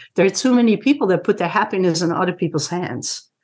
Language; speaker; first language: English; non-native, fluent; Dutch